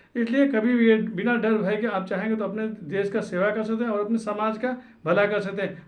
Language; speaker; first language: Hindi; native; Hindi